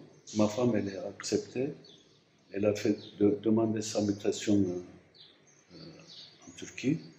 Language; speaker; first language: French; non-native, fluent; Turkish